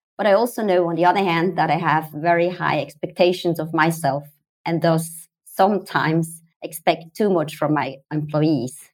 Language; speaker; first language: English; non-native, fluent; German